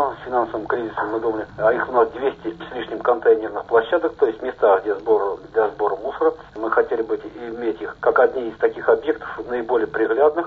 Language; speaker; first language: Russian; native; Russian